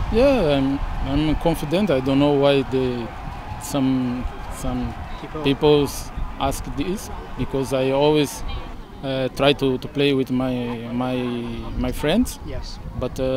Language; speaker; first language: English; non-native, learner; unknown